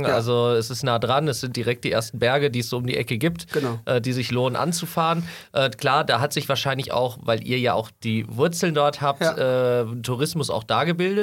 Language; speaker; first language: German; native; German